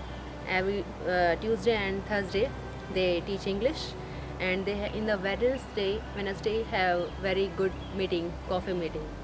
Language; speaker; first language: English; non-native, learner; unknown